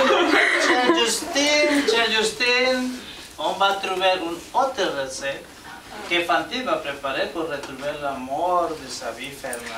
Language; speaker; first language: French; non-native, learner; Portuguese